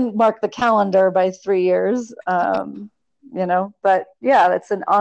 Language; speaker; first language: English; native; English